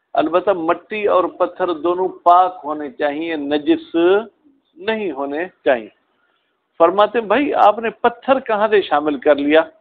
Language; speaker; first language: Urdu; non-native, local second language; Sindhi